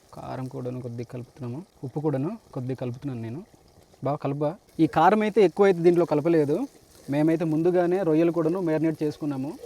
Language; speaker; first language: Telugu; native; Telugu